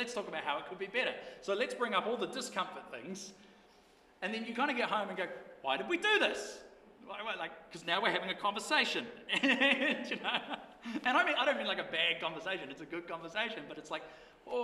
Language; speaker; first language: English; native; English